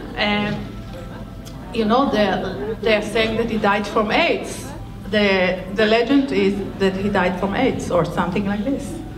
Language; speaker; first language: English; non-native, fluent; Hebrew